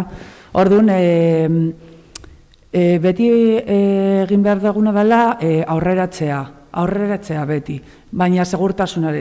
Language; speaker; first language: Basque; non-native, local second language; Spanish